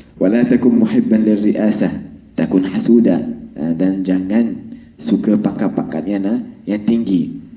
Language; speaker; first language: Malay; non-native, fluent; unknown